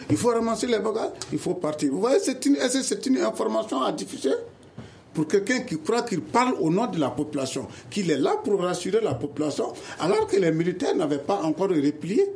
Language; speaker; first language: French; non-native, local second language; Bambara